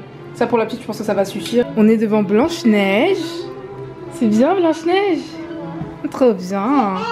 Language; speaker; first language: French; native; French